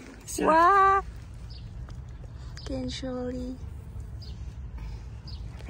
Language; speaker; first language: French; non-native, learner; Vietnamese